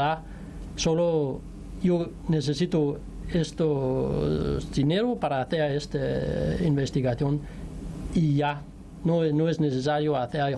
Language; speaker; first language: Spanish; non-native, learner; Danish